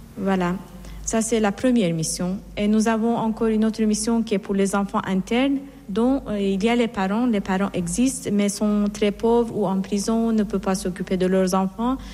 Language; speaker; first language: French; non-native, fluent; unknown